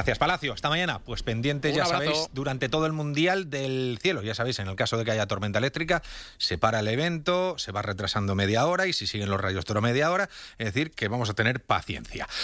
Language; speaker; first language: Spanish; native; Spanish